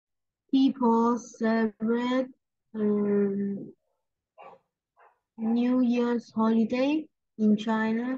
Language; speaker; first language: English; non-native, learner; Vietnamese